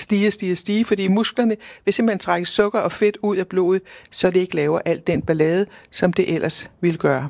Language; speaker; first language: Danish; native; Danish